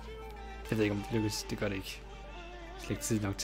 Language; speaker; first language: Danish; native; Danish